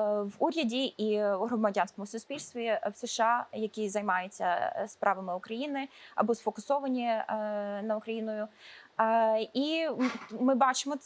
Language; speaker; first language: Ukrainian; early bilingual, heritage; Ukrainian